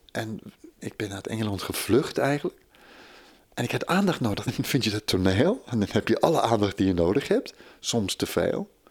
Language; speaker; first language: Dutch; non-native, fluent; English